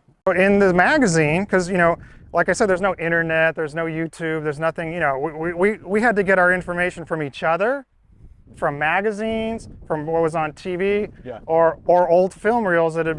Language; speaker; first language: English; native; English